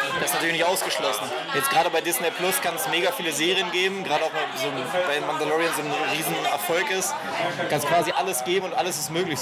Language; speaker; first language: German; native; German